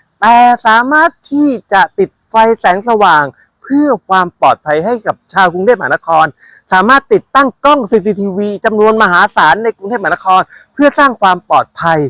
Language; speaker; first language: Thai; native; Thai